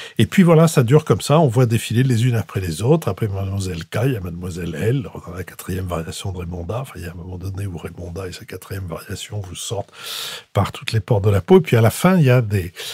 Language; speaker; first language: French; native; French